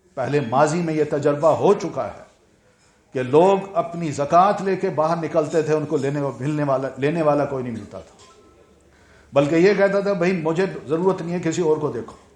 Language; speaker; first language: Urdu; native; Urdu